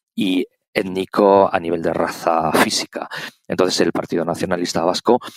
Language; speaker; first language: Spanish; native; Spanish